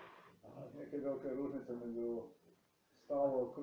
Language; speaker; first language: Polish; non-native, learner; Ukrainian